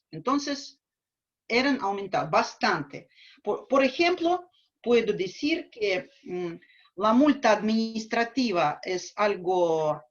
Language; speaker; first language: Spanish; non-native, fluent; Russian